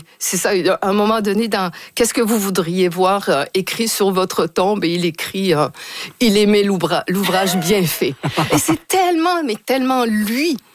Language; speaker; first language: French; native; French